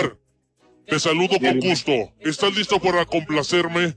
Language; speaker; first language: Spanish; native; Spanish